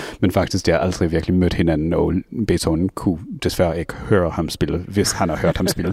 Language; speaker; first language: Danish; non-native, fluent; English